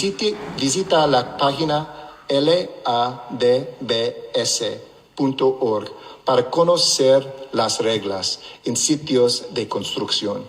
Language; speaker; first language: Spanish; non-native, local second language; English